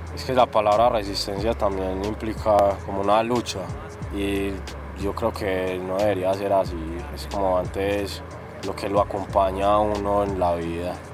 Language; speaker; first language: Spanish; native; Spanish